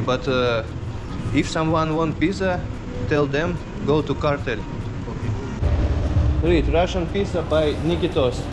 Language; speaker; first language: English; non-native, learner; Russian